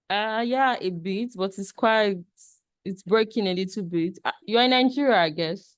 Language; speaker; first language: English; non-native, local second language; Yoruba